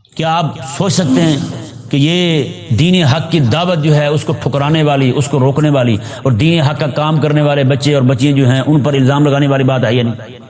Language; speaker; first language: Urdu; non-native, local second language; Punjabi